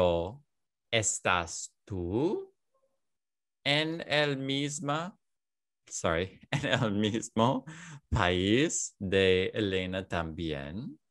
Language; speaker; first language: Spanish; non-native, fluent; English